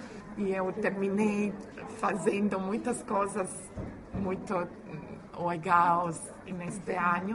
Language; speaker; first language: Portuguese; non-native, learner; Croatian